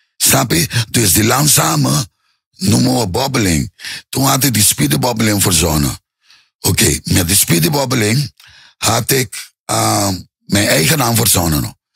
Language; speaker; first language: Dutch; non-native, local second language; Papiamento